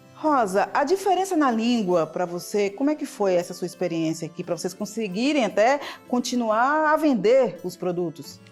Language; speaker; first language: Portuguese; native; Portuguese